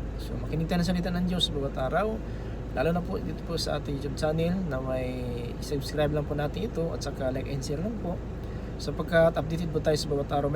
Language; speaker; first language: Filipino; non-native, local second language; Cebuano